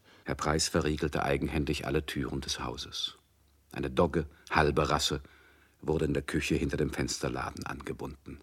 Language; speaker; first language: German; native; German